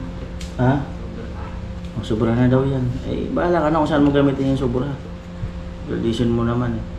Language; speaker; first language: Filipino; native; Filipino